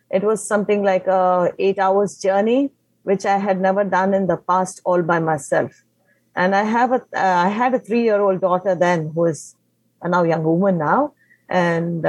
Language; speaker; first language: English; non-native, local second language; Konkani